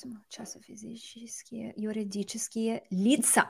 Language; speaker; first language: Russian; non-native, fluent; English